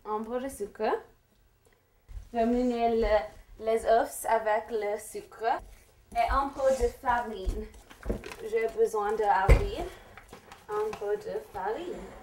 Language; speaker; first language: French; non-native, learner; English